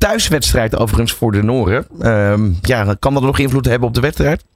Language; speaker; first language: Dutch; native; Dutch